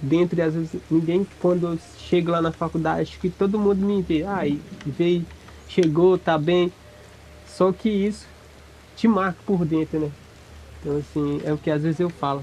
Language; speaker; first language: Portuguese; non-native, local second language; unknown